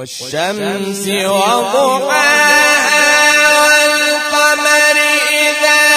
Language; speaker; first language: Arabic; native; Arabic